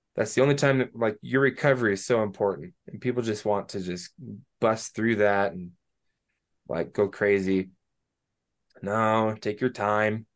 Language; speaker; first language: English; native; English